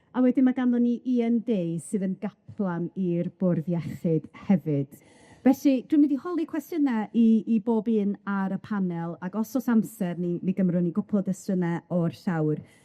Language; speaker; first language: Welsh; native; Welsh